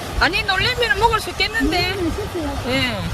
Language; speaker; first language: Korean; native; Korean